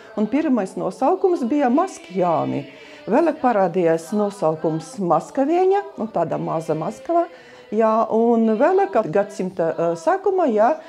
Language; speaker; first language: Latvian; early bilingual, other home language; Russian